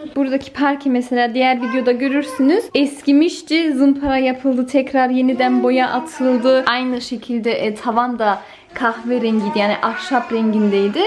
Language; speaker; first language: Turkish; early bilingual, heritage; Turkish